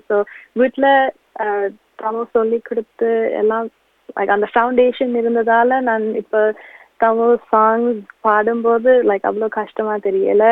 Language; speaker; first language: Tamil; early bilingual, heritage; Tamil